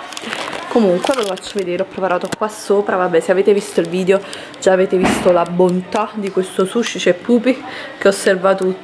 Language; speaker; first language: Italian; native; Italian